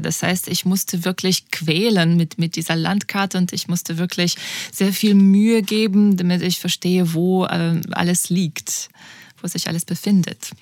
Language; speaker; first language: German; non-native, fluent; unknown